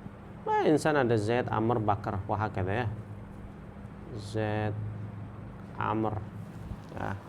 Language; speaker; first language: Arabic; non-native, fluent; Indonesian